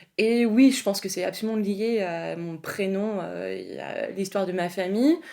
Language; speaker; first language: French; non-native, fluent; English